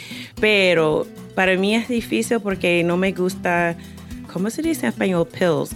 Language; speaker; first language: Spanish; non-native, fluent; English